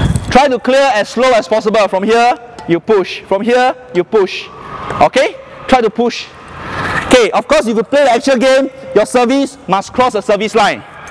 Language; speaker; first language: English; non-native, local second language; Chinese